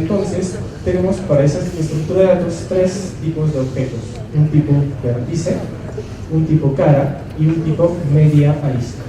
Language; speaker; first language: Spanish; non-native, fluent; French